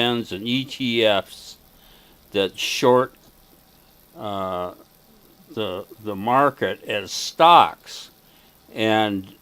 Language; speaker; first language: English; native; English